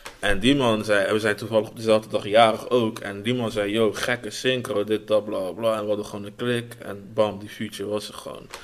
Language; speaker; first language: Dutch; native; Dutch